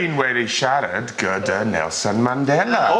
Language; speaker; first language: Welsh; non-native, learner; English